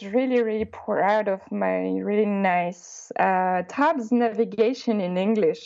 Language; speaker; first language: English; non-native, fluent; Swiss German